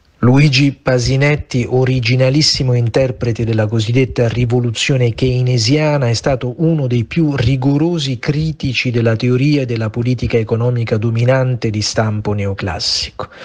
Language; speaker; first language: Italian; native; Italian